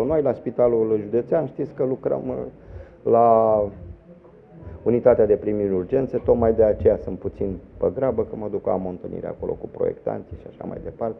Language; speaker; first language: Romanian; native; Romanian